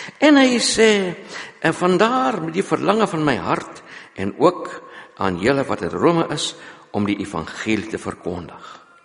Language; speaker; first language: Afrikaans; non-native, local second language; English